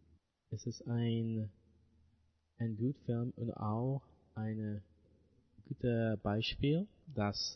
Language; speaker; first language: German; non-native, learner; English